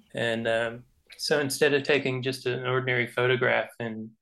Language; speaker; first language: English; native; English